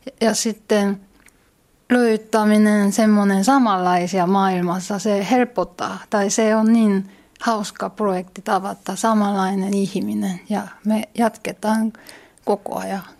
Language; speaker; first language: Finnish; non-native, learner; Korean